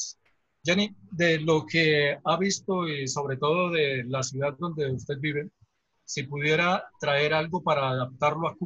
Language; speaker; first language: Spanish; native; Spanish